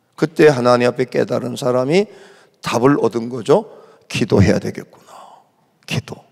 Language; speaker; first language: Korean; native; Korean